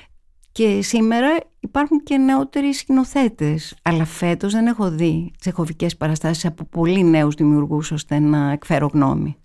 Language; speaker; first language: Greek; native; Greek